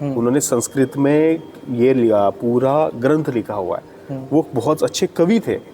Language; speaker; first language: Hindi; non-native, local second language; Marathi